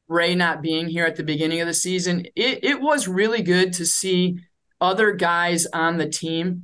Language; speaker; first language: English; native; English